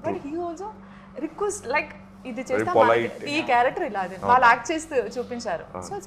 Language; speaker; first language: Telugu; non-native, learner; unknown